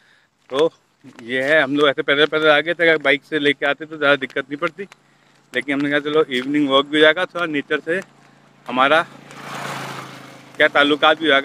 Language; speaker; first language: Hindi; native; Hindi